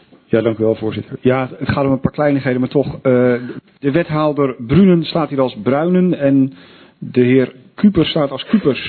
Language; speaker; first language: Dutch; native; Dutch